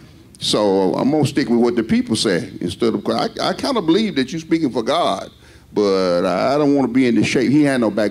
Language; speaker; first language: English; native; English